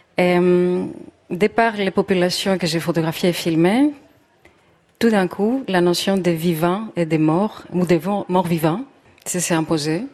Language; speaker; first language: French; non-native, fluent; Greek